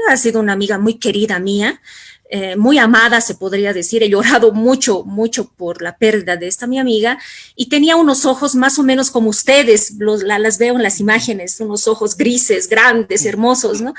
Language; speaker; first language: Spanish; native; Spanish